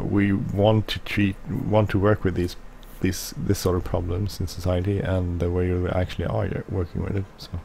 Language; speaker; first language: English; non-native, fluent; Swedish